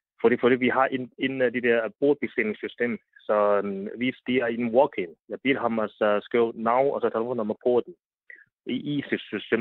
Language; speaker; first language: Danish; non-native, learner; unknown